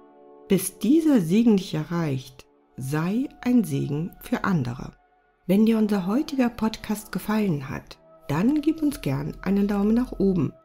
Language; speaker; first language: German; native; German